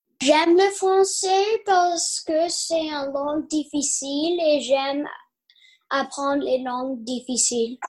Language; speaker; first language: French; non-native, learner; English